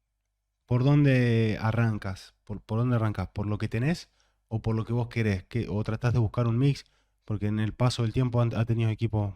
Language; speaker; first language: Spanish; native; Spanish